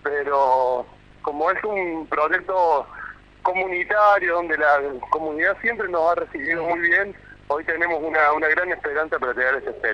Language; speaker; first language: Spanish; native; Spanish